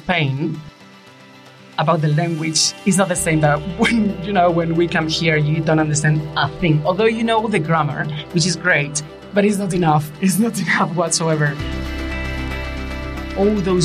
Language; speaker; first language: English; non-native, fluent; Spanish